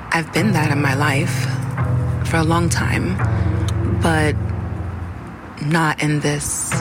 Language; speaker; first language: English; native; English